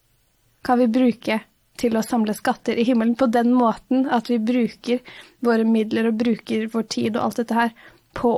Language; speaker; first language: Norwegian; native; Norwegian